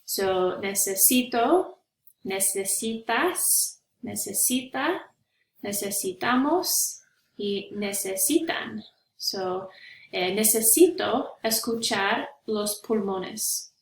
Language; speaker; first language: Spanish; non-native, fluent; English